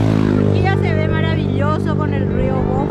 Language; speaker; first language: Spanish; native; Spanish